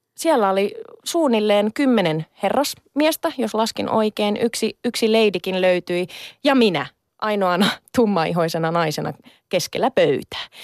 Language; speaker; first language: Finnish; native; Finnish